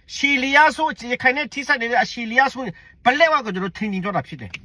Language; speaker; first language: Burmese; non-native, local second language; Hakha Chin